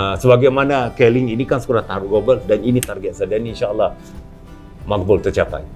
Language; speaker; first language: Malay; native; Malay